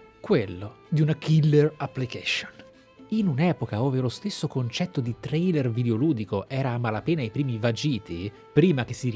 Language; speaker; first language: Italian; native; Italian